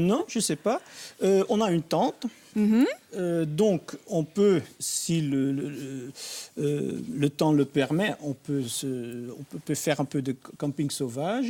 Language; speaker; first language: French; non-native, fluent; Dutch